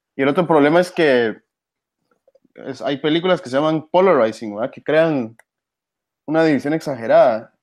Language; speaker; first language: Spanish; native; Spanish